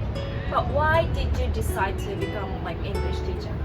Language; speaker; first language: English; non-native, learner; Japanese